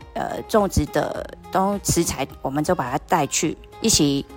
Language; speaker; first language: Chinese; non-native, fluent; Cantonese